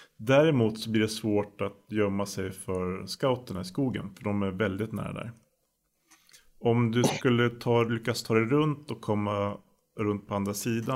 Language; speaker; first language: Swedish; native; Swedish